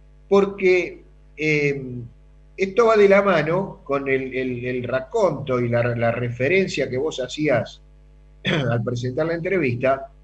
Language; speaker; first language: Spanish; native; Spanish